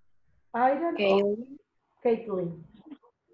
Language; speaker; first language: English; non-native, learner; Spanish